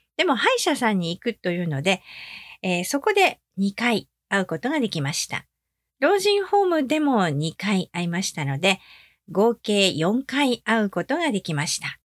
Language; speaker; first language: Japanese; native; Japanese